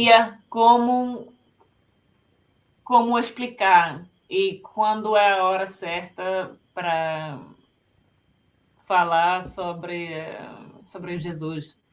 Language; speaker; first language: Portuguese; non-native, fluent; Finnish